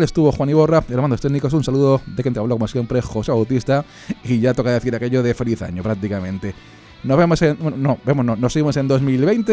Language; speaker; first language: Spanish; native; Spanish